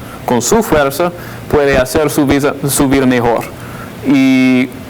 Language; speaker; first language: Spanish; non-native, fluent; English